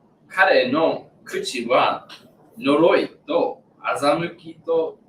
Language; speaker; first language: Japanese; non-native, learner; English